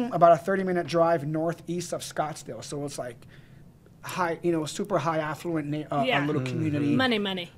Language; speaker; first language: English; native; English